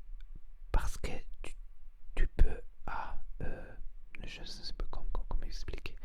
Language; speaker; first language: French; non-native, learner; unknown